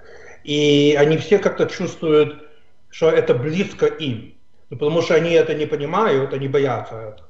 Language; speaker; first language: Russian; non-native, fluent; English